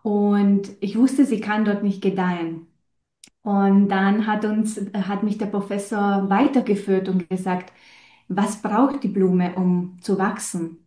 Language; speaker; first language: German; non-native, fluent; Romanian